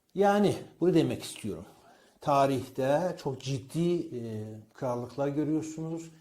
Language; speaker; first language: Turkish; non-native, fluent; Persian